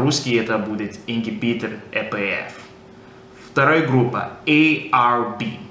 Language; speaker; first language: Russian; non-native, fluent; English